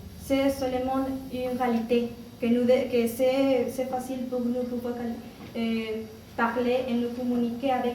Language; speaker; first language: French; non-native, learner; Spanish